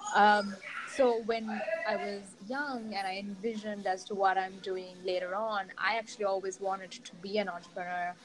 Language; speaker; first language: English; non-native, local second language; Sinhala